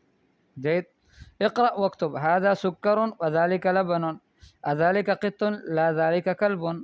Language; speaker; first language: Arabic; non-native, fluent; Urdu